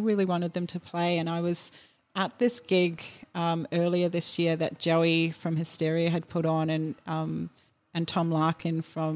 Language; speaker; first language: English; native; English